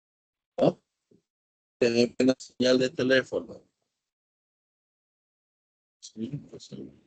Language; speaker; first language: Spanish; native; Spanish